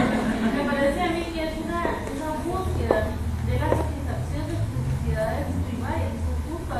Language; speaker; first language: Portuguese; non-native, learner; Spanish